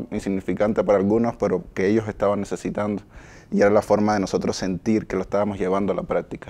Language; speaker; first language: Spanish; native; Spanish